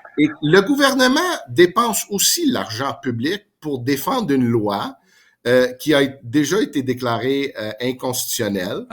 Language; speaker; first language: French; non-native, local second language; English